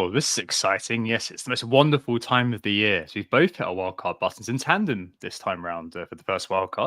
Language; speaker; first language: English; native; English